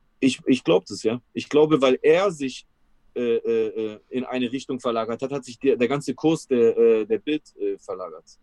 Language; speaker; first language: German; early bilingual, other home language; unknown